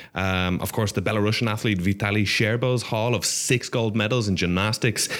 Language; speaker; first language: English; native; English